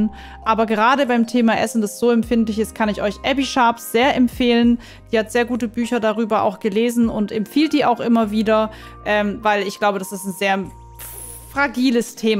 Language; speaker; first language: German; native; German